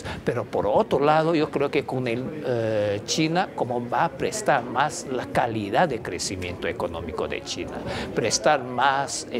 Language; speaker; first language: Spanish; non-native, fluent; Chinese